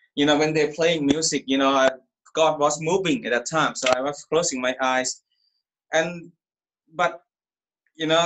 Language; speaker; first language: English; non-native, learner; Thai